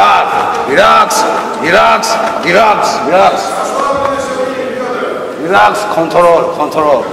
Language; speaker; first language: English; non-native, learner; Japanese